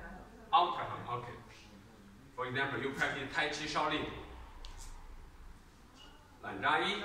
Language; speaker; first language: English; non-native, learner; Chinese